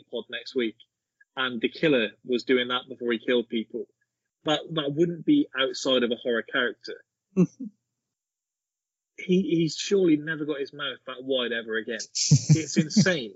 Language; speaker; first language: English; native; English